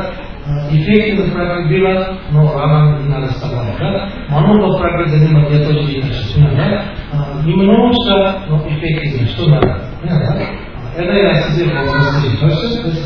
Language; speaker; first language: Russian; non-native, learner; Tibetan